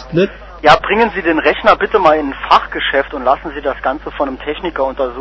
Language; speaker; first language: German; native; German